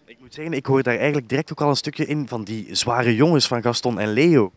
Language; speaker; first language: Dutch; native; Dutch